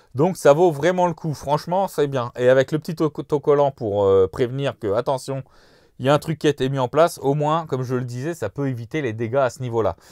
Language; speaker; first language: French; native; French